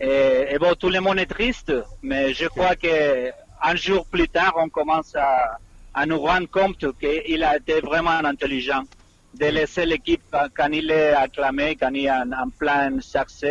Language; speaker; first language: French; non-native, fluent; Spanish